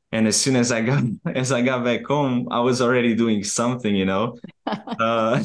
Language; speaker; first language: English; non-native, fluent; Portuguese